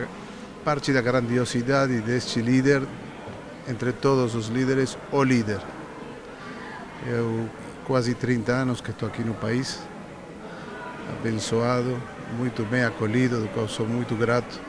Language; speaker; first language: Portuguese; non-native, fluent; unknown